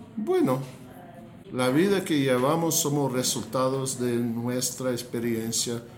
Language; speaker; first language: Spanish; non-native, fluent; English